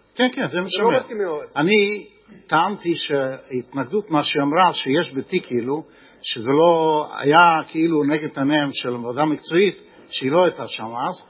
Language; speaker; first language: Hebrew; non-native, fluent; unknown